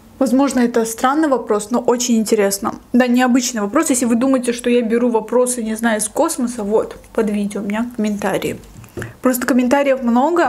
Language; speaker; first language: Russian; native; Russian